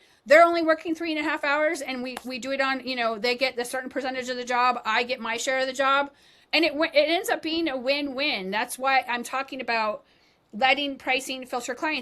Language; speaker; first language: English; native; English